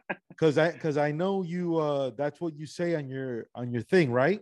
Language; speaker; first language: English; native; English